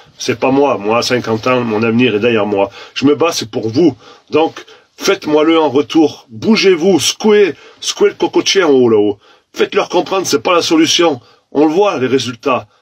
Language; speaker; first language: French; native; French